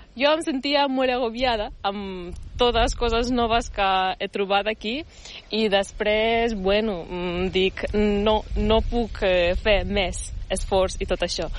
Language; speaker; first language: Catalan; non-native, fluent; Ukrainian